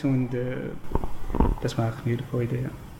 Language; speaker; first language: German; non-native, learner; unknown